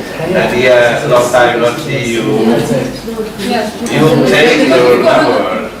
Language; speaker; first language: English; non-native, fluent; Indonesian